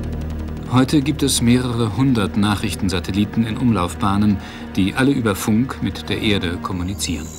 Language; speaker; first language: German; native; German